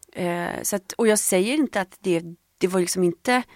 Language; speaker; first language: Swedish; early bilingual, other home language; Polish